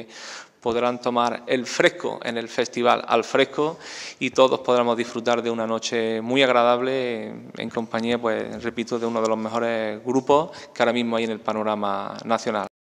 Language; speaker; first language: Spanish; native; Spanish